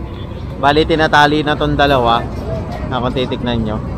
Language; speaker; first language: Filipino; native; Filipino